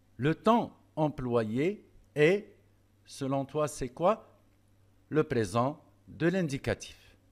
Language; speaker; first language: French; non-native, local second language; Arabic